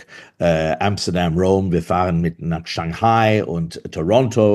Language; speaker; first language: German; non-native, fluent; English